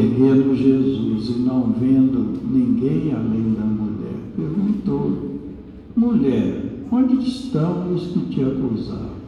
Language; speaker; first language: Portuguese; native; Portuguese